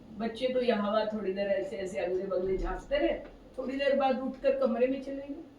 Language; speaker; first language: Hindi; non-native, local second language; Marathi